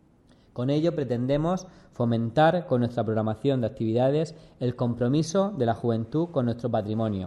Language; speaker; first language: Spanish; native; Spanish